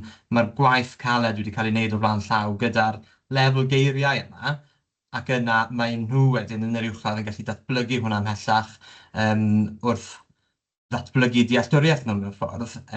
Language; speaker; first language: Welsh; native; Welsh